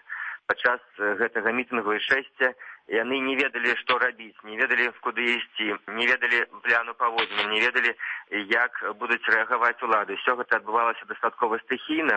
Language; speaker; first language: Belarusian; native; Belarusian